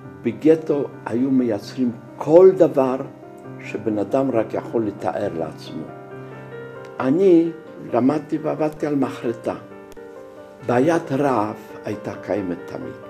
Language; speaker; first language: Hebrew; non-native, fluent; Polish